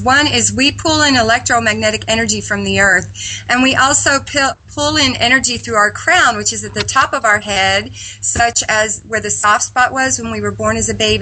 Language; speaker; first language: English; native; English